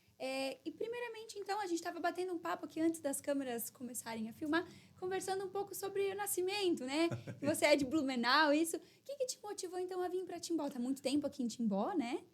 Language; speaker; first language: Portuguese; native; Portuguese